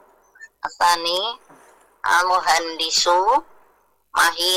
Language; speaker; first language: Arabic; non-native, learner; Indonesian